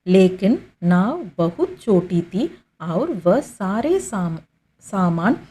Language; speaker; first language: Hindi; non-native, local second language; Tamil